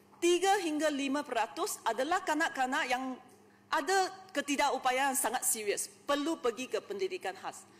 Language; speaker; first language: Malay; non-native, local second language; Chinese